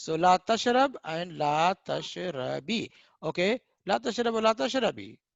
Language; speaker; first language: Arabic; non-native, fluent; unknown